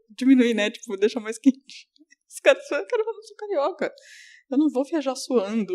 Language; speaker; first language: Portuguese; native; Portuguese